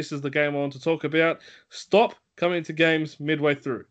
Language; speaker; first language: English; native; English